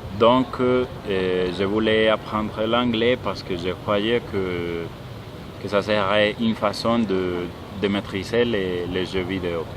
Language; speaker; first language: French; non-native, fluent; Spanish